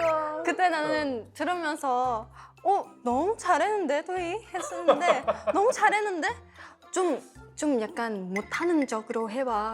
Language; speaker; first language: Korean; non-native, learner; Thai